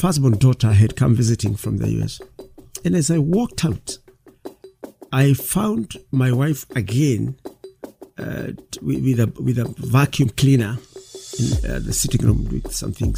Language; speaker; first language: English; non-native, local second language; Kikuyu